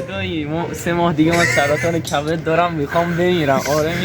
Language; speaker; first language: Persian; native; Persian